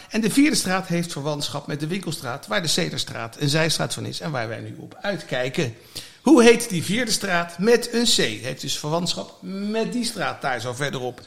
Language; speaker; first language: Dutch; native; Dutch